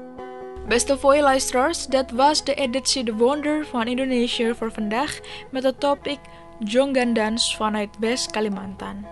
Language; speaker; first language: Dutch; non-native, fluent; Indonesian